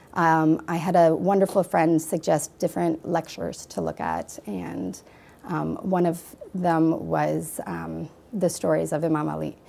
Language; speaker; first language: English; native; English